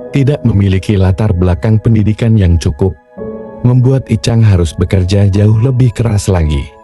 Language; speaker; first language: Indonesian; native; Indonesian